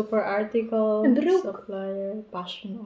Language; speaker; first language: Dutch; non-native, learner; Filipino